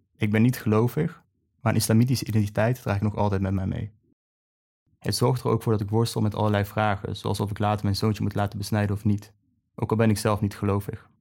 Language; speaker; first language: Dutch; early bilingual, other home language; Serbian